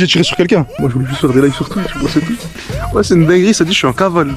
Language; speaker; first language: French; native; French